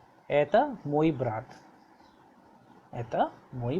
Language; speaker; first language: Russian; non-native, fluent; Hindi